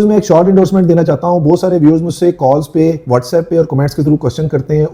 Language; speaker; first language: Urdu; native; Urdu